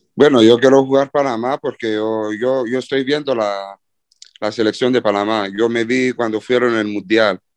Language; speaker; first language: Spanish; early bilingual, heritage; Spanish